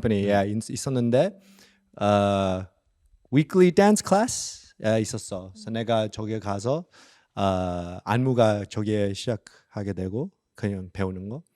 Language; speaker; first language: Korean; early bilingual, heritage; English